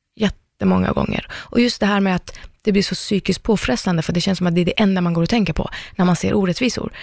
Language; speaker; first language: Swedish; early bilingual, other home language; Persian